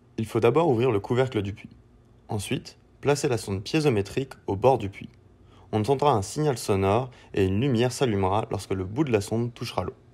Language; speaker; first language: French; native; French